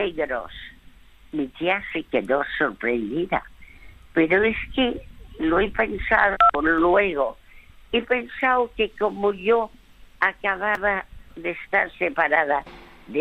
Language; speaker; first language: Spanish; early bilingual, other home language; French